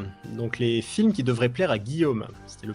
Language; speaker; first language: French; native; French